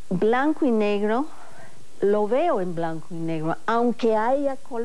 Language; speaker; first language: Spanish; non-native, fluent; English